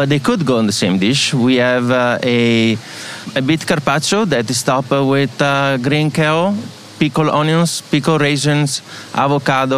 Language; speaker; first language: English; non-native, learner; Italian